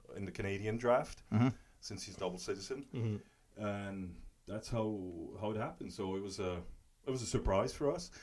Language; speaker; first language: English; non-native, fluent; German